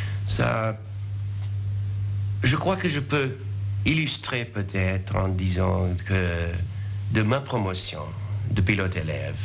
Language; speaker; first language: French; non-native, fluent; English